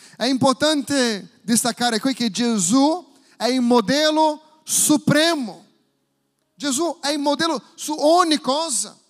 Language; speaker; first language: Italian; non-native, fluent; Portuguese